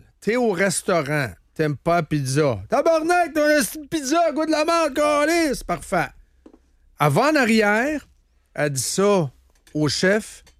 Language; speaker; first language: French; native; French